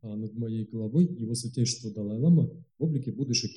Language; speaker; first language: Russian; native; Russian